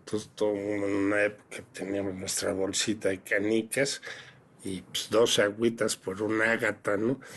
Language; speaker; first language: Spanish; early bilingual, other home language; French